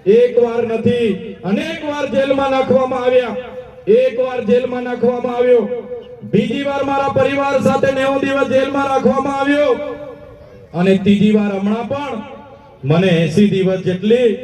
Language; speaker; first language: Gujarati; non-native, local second language; Vasavi